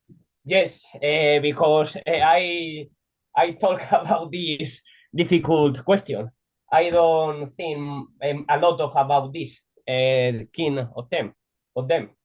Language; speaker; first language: English; non-native, learner; Spanish